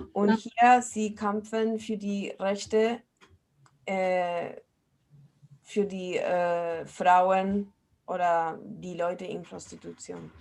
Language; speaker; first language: German; non-native, fluent; Spanish